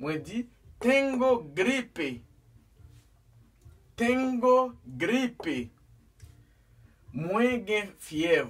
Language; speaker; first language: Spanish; non-native, fluent; Haitian Creole